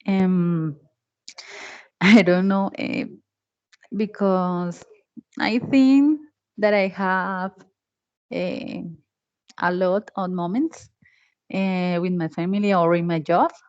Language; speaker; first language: English; non-native, learner; Spanish